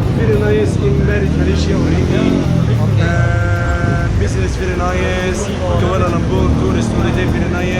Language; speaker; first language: English; non-native, learner; Arabic